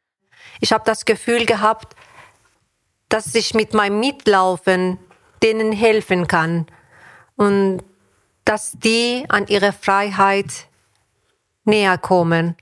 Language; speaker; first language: German; non-native, fluent; Persian